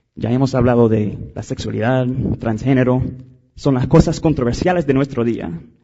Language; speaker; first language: Spanish; non-native, fluent; English